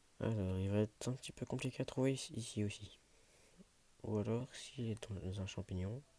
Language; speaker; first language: French; native; French